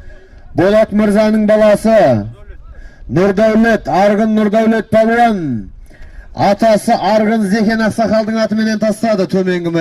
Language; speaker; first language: Kazakh; native; Kazakh